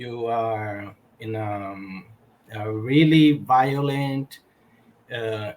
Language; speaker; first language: English; non-native, learner; Portuguese